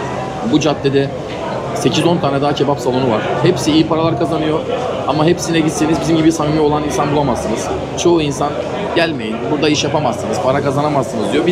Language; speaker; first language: Turkish; native; Turkish